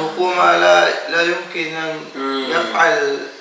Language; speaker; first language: Arabic; non-native, fluent; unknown